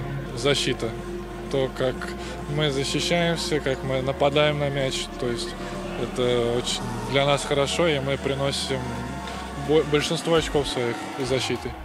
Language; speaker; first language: Russian; native; Russian